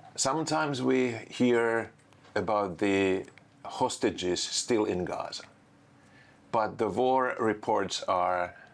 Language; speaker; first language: English; non-native, fluent; Finnish